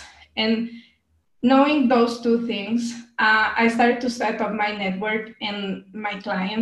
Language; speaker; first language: English; non-native, fluent; Spanish